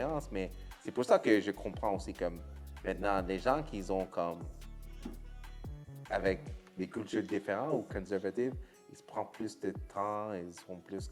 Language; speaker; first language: French; non-native, local second language; English